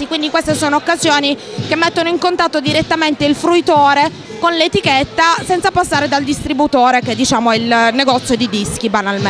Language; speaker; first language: Italian; native; Italian